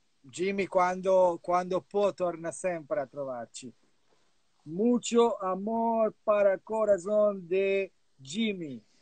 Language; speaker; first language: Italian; native; Italian